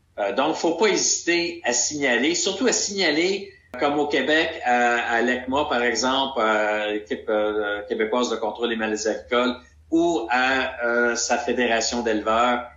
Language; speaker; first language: French; native; French